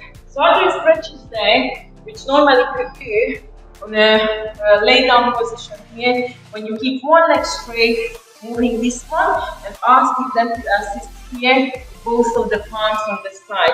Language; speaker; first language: English; non-native, fluent; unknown